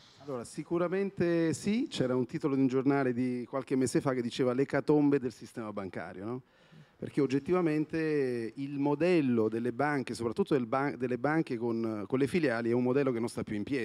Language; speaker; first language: Italian; native; Italian